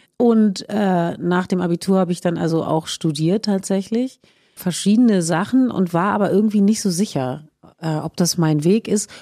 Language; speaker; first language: German; native; German